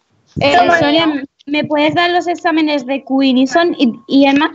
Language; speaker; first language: Spanish; native; Spanish